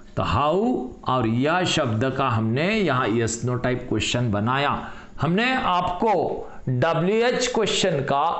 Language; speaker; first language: Hindi; non-native, local second language; Marathi